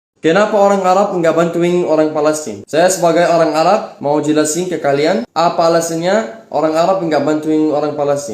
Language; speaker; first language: Indonesian; non-native, fluent; Arabic